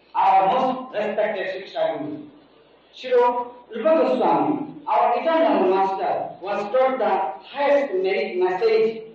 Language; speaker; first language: English; non-native, local second language; Bangla